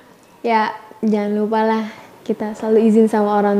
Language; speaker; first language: Indonesian; native; Indonesian